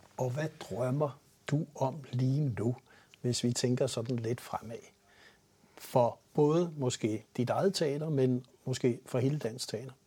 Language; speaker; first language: Danish; native; Danish